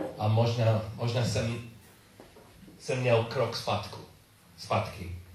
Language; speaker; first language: Czech; non-native, learner; English